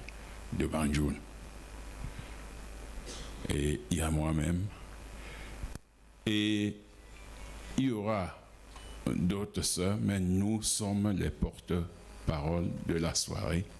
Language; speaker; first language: French; non-native, local second language; Ghomala